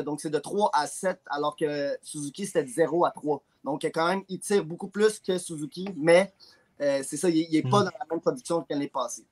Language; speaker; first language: French; native; French